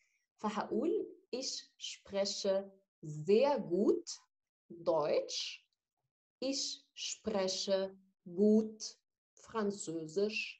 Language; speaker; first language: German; non-native, fluent; Arabic